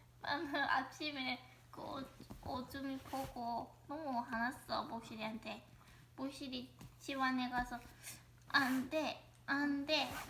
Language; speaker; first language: Korean; non-native, learner; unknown